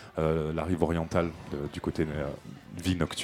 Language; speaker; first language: French; native; French